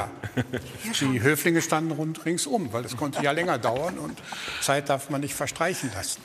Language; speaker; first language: German; native; German